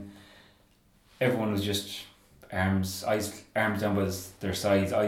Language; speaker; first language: English; native; English